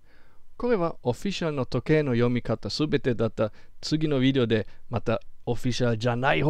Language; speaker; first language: Japanese; non-native, fluent; German